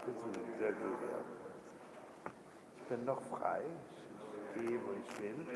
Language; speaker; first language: German; non-native, learner; Spanish